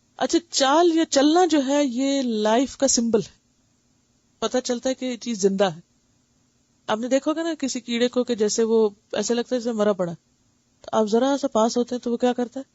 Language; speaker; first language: Urdu; native; Urdu